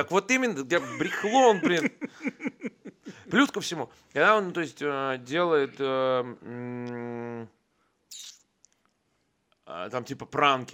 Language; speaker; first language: Russian; native; Russian